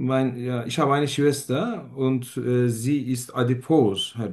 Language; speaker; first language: German; non-native, fluent; Turkish